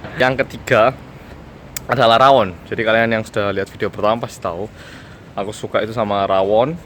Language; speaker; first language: Indonesian; early bilingual, other home language; Korean